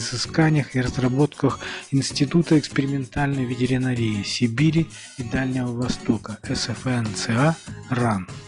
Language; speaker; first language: Russian; native; Russian